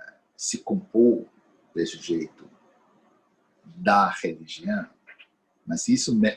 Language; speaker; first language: Portuguese; non-native, fluent; English